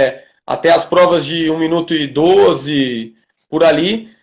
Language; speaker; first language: Portuguese; native; Portuguese